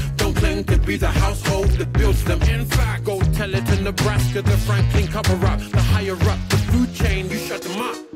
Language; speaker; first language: English; native; English